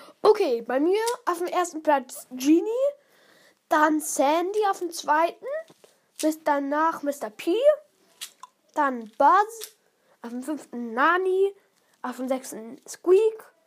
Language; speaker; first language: German; native; German